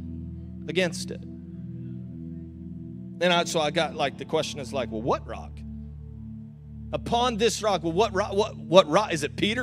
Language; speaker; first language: English; native; English